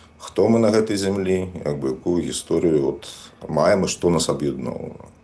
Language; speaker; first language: Belarusian; native; Belarusian